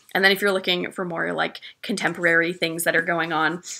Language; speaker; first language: English; native; English